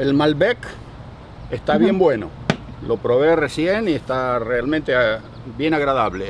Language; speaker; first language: Spanish; native; Spanish